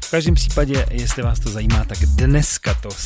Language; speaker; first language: Czech; native; Czech